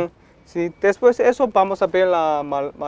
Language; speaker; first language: Spanish; non-native, learner; Chinese